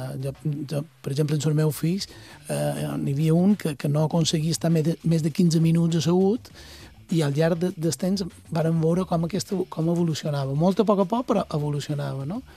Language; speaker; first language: Catalan; native; Catalan